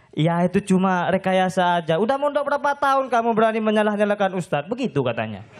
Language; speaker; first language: Indonesian; non-native, local second language; Madurese